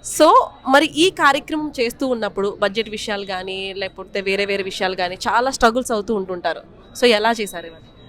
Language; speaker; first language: Telugu; native; Telugu